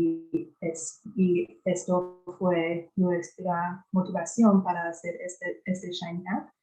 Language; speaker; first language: Spanish; non-native, fluent; English